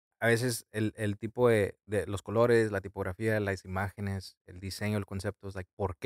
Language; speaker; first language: Spanish; early bilingual, heritage; Spanish